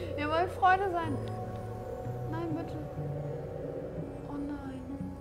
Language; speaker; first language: German; native; German